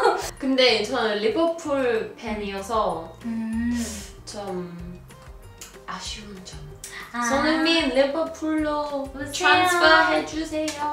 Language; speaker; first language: Korean; non-native, fluent; English